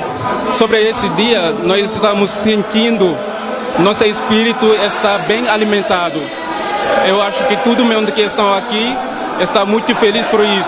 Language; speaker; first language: Portuguese; non-native, fluent; Wolof